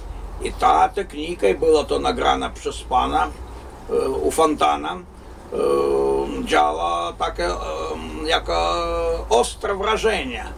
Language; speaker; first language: Polish; non-native, fluent; Russian